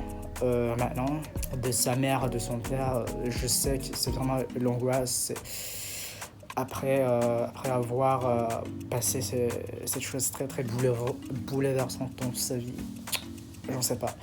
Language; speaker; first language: French; non-native, fluent; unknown